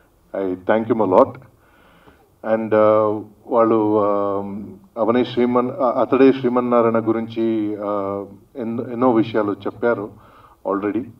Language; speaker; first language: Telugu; non-native, local second language; Kannada